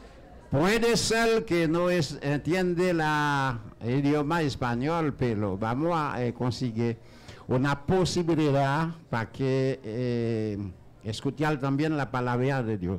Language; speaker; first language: Spanish; non-native, learner; Haitian Creole